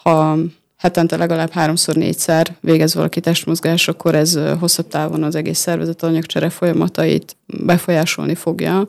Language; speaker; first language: Hungarian; native; Hungarian